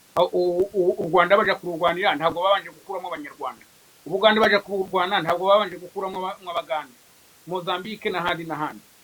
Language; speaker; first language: Kinyarwanda; native; Kinyarwanda